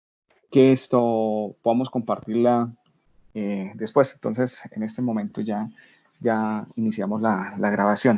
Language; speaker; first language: Spanish; native; Spanish